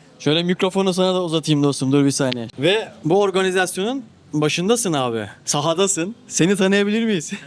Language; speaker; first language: Turkish; native; Turkish